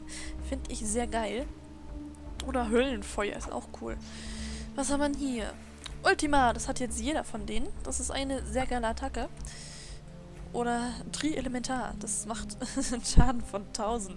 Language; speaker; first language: German; native; German